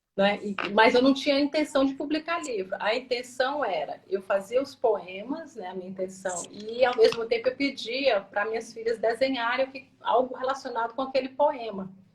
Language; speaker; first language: Portuguese; native; Portuguese